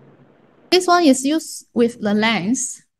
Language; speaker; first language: English; non-native, learner; Chinese